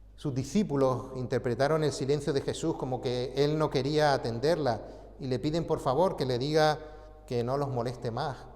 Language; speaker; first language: Spanish; native; Spanish